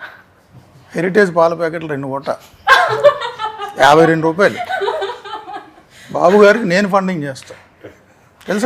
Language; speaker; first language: Telugu; native; Telugu